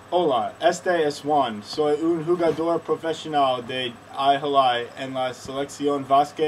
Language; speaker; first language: Spanish; non-native, learner; English